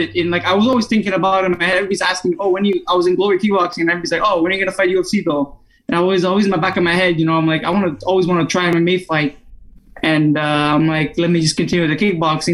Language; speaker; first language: English; non-native, fluent; Italian